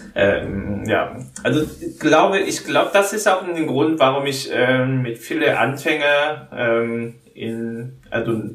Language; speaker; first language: German; non-native, learner; Korean